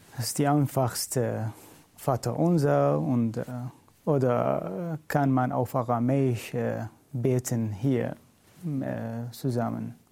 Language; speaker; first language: German; non-native, learner; Syriac